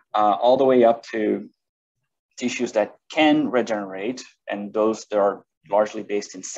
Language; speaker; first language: English; non-native, fluent; Portuguese